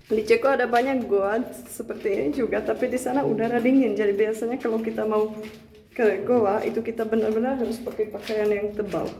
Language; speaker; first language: Indonesian; non-native, fluent; Czech